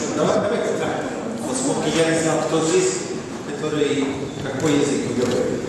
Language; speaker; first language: Russian; non-native, fluent; English